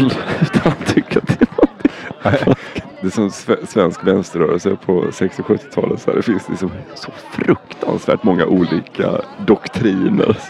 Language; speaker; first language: Swedish; native; Swedish